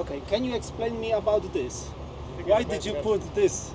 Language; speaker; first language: English; non-native, learner; Polish